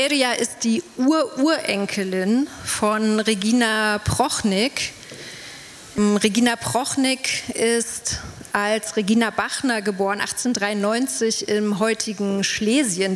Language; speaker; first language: German; native; German